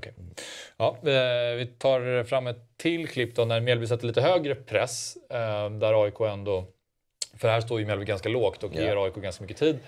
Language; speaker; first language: Swedish; native; Swedish